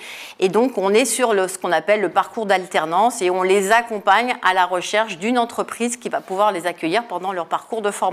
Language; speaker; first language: French; native; French